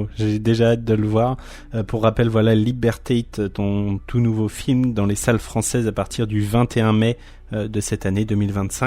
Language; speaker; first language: French; native; French